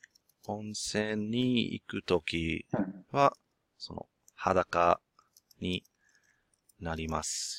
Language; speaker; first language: Japanese; non-native, learner; English